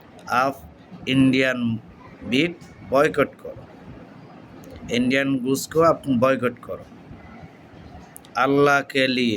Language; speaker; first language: Hindi; non-native, learner; Bangla